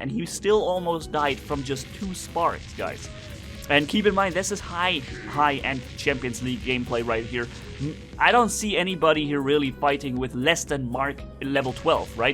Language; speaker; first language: English; non-native, fluent; German